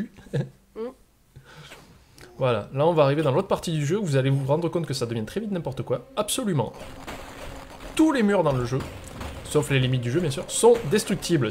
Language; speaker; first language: French; native; French